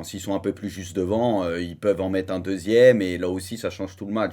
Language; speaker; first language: French; native; French